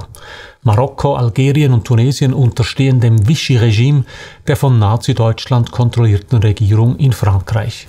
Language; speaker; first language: German; native; German